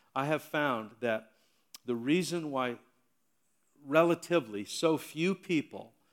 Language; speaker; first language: English; native; English